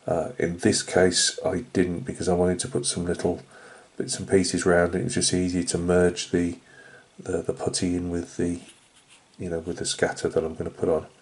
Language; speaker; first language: English; native; English